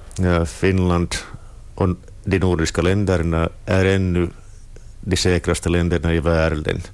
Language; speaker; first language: Swedish; non-native, local second language; Finnish